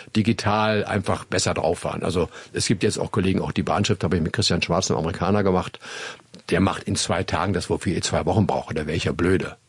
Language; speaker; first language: German; native; German